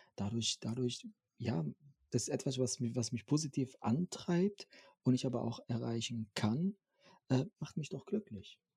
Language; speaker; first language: German; non-native, fluent; French